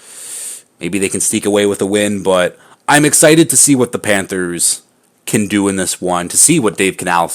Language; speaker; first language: English; native; English